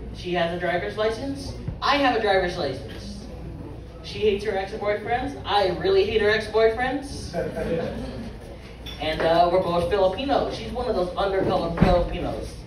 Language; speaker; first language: English; native; English